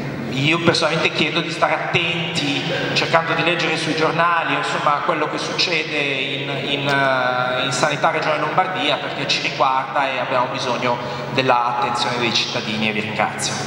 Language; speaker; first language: Italian; native; Italian